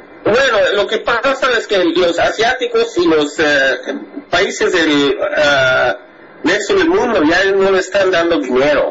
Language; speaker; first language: Spanish; non-native, fluent; English